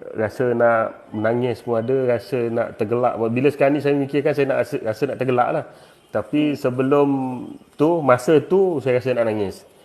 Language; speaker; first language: Malay; native; Malay